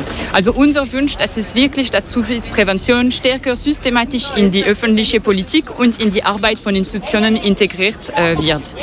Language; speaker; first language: German; non-native, local second language; French